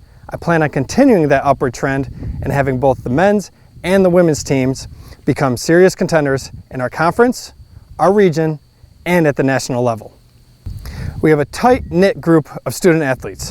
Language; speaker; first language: English; native; English